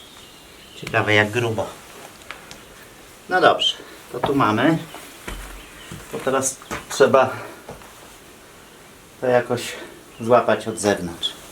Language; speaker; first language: Polish; native; Polish